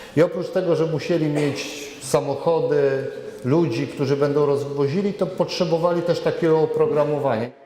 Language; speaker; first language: Polish; native; Polish